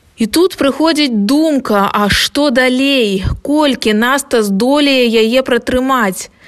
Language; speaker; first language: Belarusian; native; Belarusian